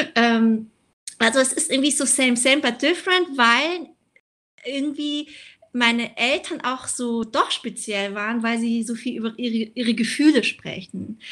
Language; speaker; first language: German; early bilingual, other home language; Vietnamese